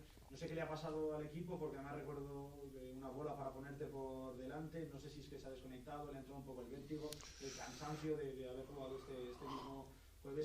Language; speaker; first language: Spanish; native; Spanish